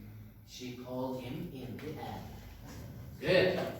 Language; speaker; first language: English; non-native, fluent; Turkish